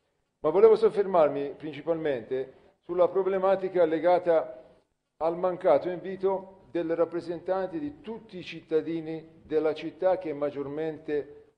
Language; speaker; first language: Italian; native; Italian